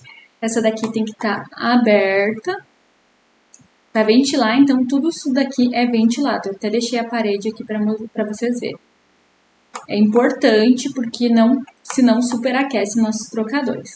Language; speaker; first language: Portuguese; native; Portuguese